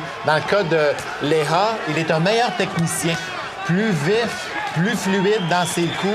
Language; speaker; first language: French; native; French